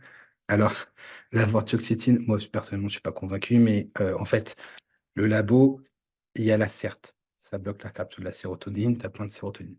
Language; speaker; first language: French; native; French